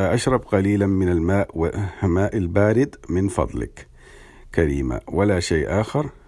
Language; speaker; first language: Arabic; non-native, learner; English